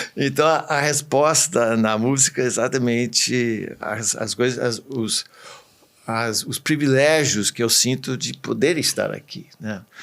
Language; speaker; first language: Portuguese; early bilingual, other home language; English